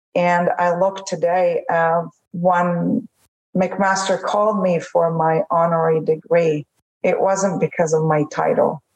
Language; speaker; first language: English; non-native, fluent; Arabic